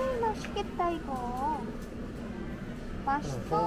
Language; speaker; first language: Korean; non-native, learner; Filipino